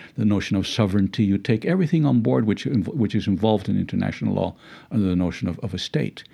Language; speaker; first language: English; early bilingual, other home language; Spanish